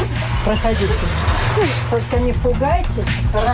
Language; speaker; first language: Russian; native; Russian